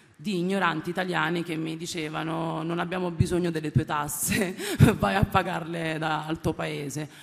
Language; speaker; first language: Italian; early bilingual, other home language; Amharic